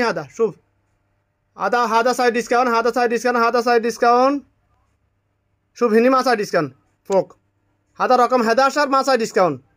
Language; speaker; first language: Arabic; non-native, learner; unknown